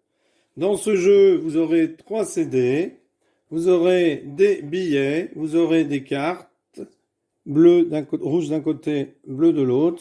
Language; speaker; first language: French; native; French